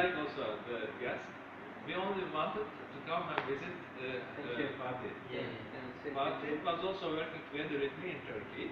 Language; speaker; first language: English; non-native, fluent; Turkish